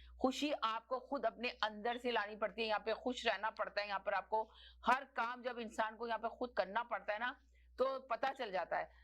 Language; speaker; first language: Urdu; native; Urdu